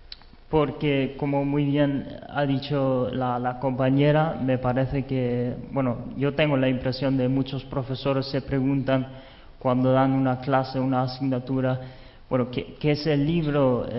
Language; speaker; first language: Spanish; non-native, fluent; German